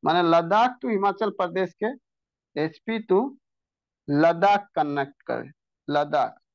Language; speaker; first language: Hindi; non-native, local second language; Bangla